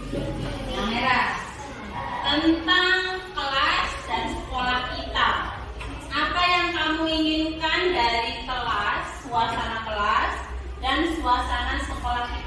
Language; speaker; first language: Indonesian; native; Indonesian